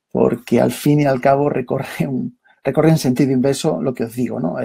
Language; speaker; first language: Spanish; native; Spanish